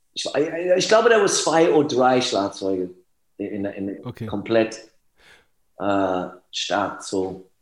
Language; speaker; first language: German; non-native, learner; English